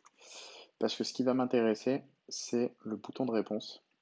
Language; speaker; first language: French; native; French